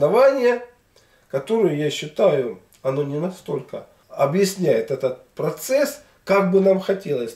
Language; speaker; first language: Russian; native; Russian